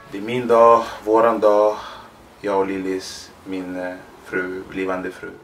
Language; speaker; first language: Swedish; early bilingual, other home language; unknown